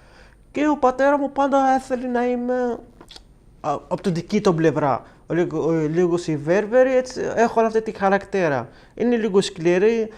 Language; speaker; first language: Greek; non-native, learner; Arabic